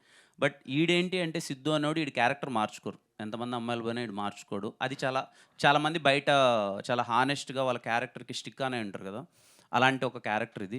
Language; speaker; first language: Telugu; native; Telugu